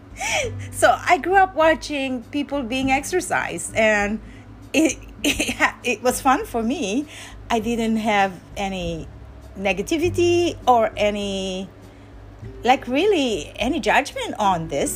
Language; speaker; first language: English; non-native, local second language; Filipino